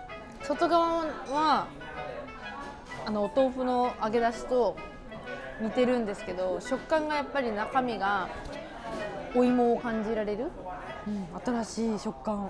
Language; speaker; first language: Japanese; native; Japanese